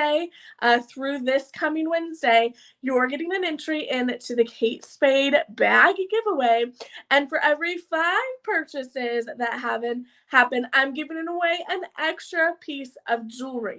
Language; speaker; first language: English; native; English